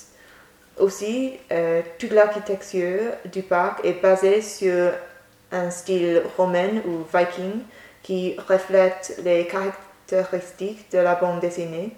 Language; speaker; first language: French; non-native, learner; English